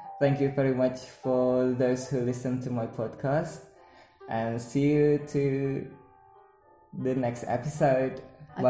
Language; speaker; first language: English; non-native, learner; Indonesian